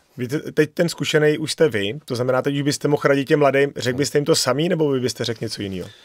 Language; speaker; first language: Czech; native; Czech